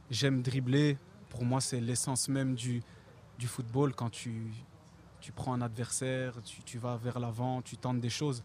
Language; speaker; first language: French; native; French